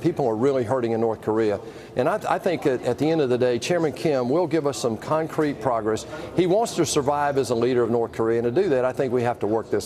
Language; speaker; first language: English; native; English